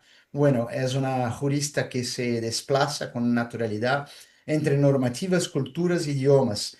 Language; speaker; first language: Spanish; non-native, fluent; Portuguese